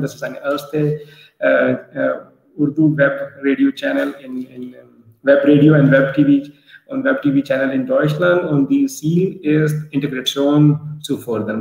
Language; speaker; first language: German; non-native, learner; Urdu